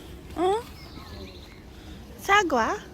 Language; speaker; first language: Korean; non-native, learner; Filipino